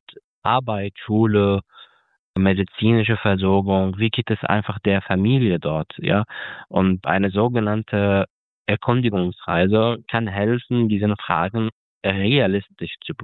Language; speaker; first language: German; non-native, fluent; Arabic